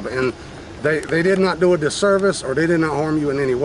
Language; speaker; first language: English; native; English